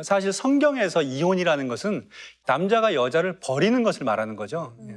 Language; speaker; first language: Korean; native; Korean